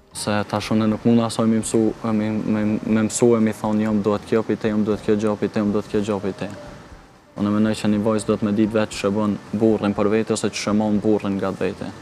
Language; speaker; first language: Albanian; early bilingual, heritage; Albanian